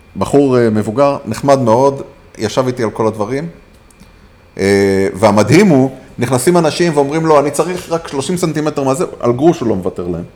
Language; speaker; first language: Hebrew; native; Hebrew